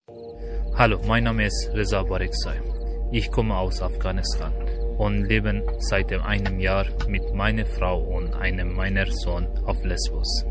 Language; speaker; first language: German; non-native, learner; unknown